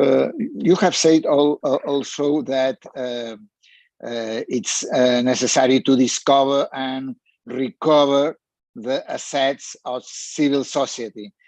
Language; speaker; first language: English; non-native, learner; Spanish